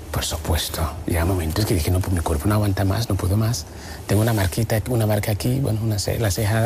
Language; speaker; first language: Spanish; non-native, fluent; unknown